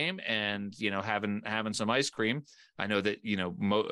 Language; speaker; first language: English; native; English